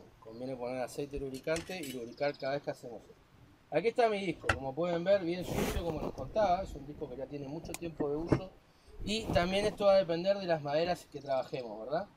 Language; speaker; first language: Spanish; native; Spanish